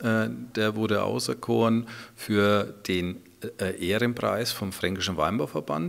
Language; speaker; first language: German; native; German